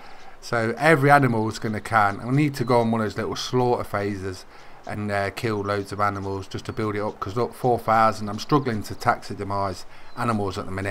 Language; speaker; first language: English; native; English